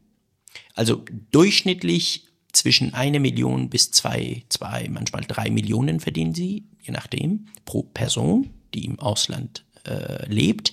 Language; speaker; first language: German; non-native, fluent; Persian